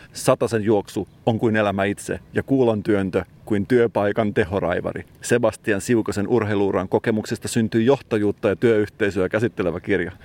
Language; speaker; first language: Finnish; native; Finnish